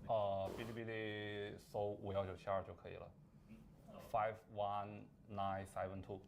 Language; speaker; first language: Chinese; native; Chinese